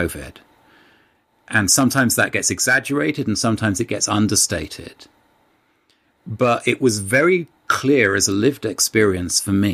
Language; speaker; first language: English; native; English